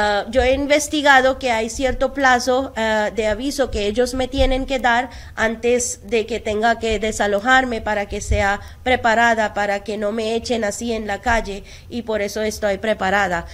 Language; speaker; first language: Spanish; non-native, fluent; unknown